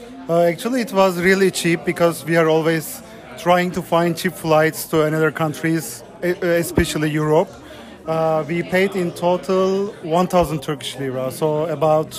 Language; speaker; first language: English; non-native, fluent; Turkish